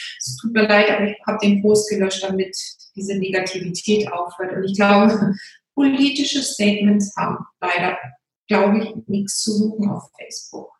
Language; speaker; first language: German; native; German